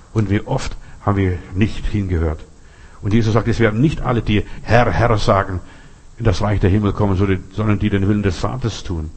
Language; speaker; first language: German; non-native, fluent; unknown